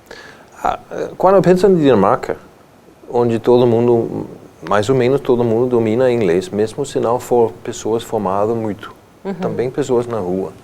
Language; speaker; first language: Portuguese; non-native, fluent; Danish